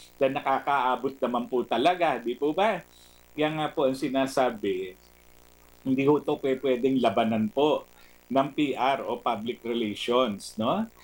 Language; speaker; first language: Filipino; native; Filipino